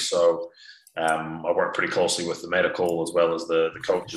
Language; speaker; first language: English; native; English